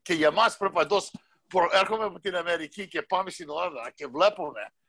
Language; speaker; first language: Greek; early bilingual, heritage; Greek